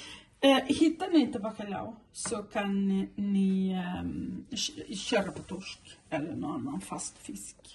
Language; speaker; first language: Swedish; non-native, fluent; Portuguese